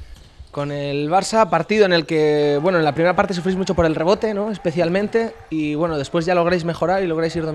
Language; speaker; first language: Spanish; native; Spanish